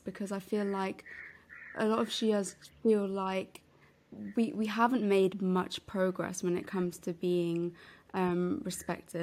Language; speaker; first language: English; non-native, local second language; Urdu